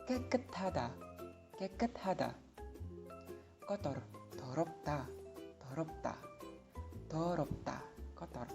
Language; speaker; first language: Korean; non-native, fluent; Indonesian